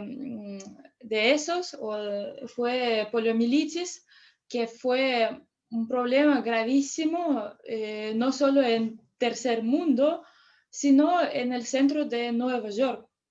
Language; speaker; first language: Spanish; non-native, fluent; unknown